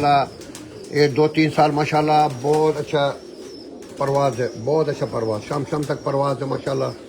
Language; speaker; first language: Hindi; non-native, learner; Arabic